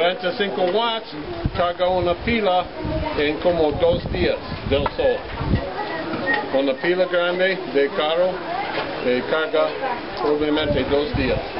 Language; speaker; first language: Spanish; non-native, learner; English